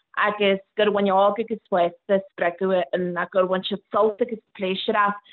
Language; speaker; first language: Irish; native; Irish